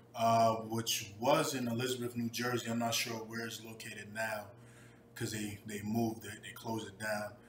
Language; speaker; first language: English; native; English